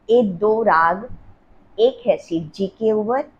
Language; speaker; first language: Hindi; non-native, local second language; Assamese